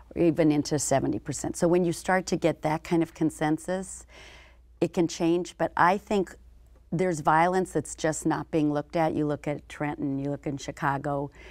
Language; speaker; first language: English; native; English